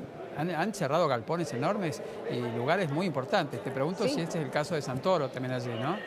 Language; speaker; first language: Spanish; native; Spanish